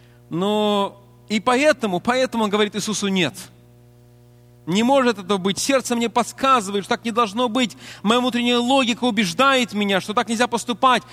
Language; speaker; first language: Russian; native; Russian